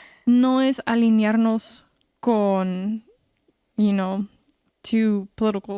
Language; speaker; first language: Spanish; early bilingual, heritage; Spanish